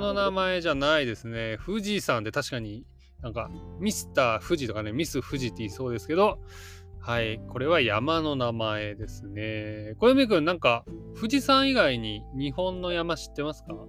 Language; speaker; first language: Japanese; native; Japanese